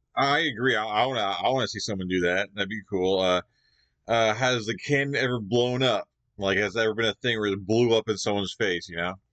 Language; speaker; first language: English; native; English